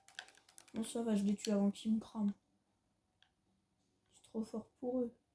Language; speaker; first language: French; native; French